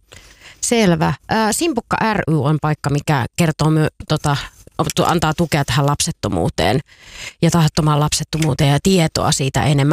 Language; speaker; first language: Finnish; native; Finnish